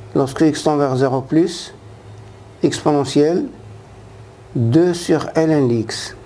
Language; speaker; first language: French; non-native, local second language; Arabic